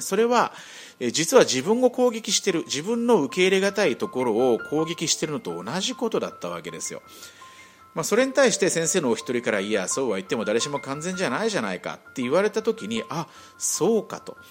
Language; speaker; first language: Japanese; native; Japanese